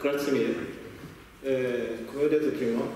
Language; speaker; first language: Italian; non-native, learner; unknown